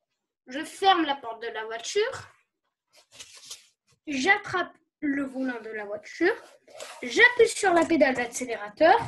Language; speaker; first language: French; native; French